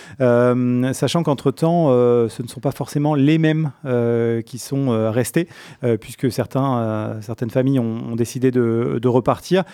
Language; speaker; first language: French; native; French